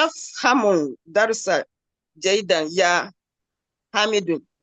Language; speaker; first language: Arabic; non-native, learner; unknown